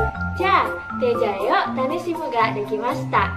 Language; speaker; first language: Japanese; non-native, learner; Indonesian